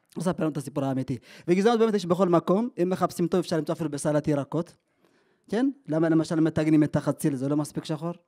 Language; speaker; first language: Hebrew; early bilingual, other home language; Amharic